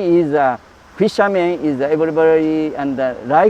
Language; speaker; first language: English; non-native, learner; Japanese